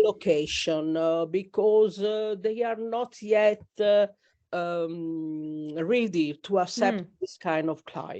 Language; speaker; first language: English; non-native, learner; Italian